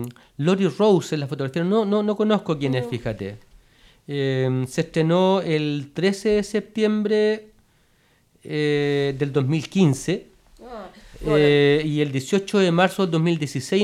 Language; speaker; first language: Spanish; native; Spanish